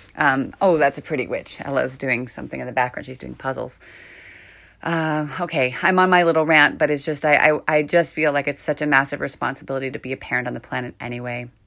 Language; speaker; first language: English; native; English